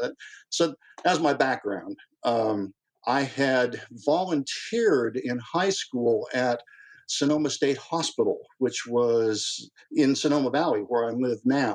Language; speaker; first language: English; native; English